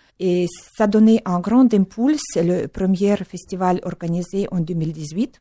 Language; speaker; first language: French; non-native, fluent; Russian